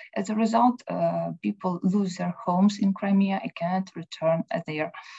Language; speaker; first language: English; non-native, learner; Ukrainian